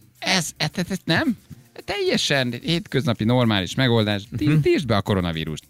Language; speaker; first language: Hungarian; native; Hungarian